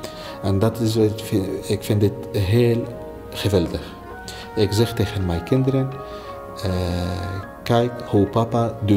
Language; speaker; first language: Dutch; non-native, learner; Arabic